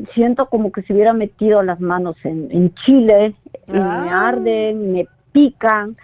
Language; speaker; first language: Spanish; native; Spanish